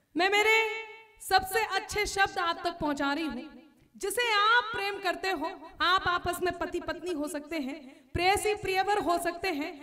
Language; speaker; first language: Hindi; native; Hindi